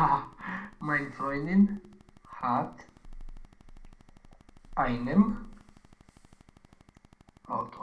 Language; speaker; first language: German; non-native, learner; Romanian